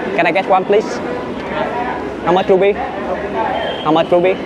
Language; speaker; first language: English; non-native, learner; Vietnamese